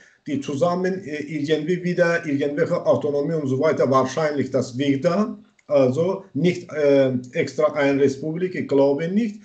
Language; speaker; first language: German; non-native, learner; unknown